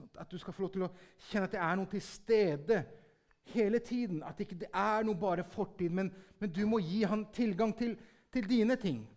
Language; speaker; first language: Norwegian; early bilingual, heritage; Norwegian